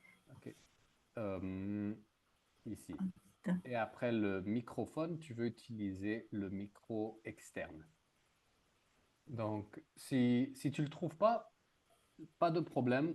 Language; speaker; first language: French; native; French